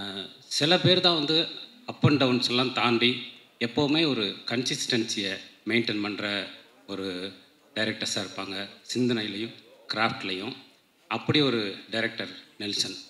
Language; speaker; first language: Tamil; native; Tamil